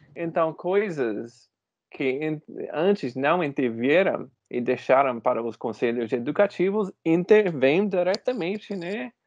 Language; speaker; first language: Portuguese; non-native, fluent; English